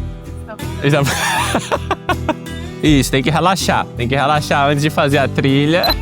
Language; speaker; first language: Portuguese; native; Portuguese